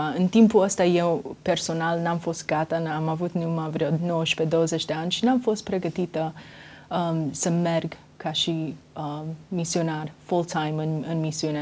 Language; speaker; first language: Romanian; early bilingual, heritage; Romanian